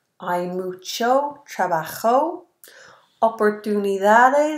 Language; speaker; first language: Spanish; non-native, fluent; English